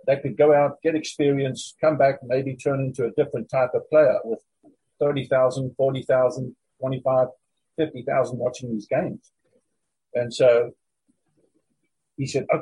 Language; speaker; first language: English; native; English